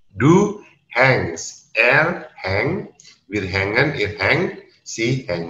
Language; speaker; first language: German; non-native, learner; Indonesian